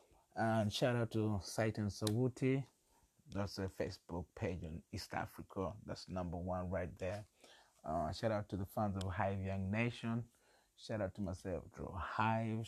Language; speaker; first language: English; non-native, local second language; Ganda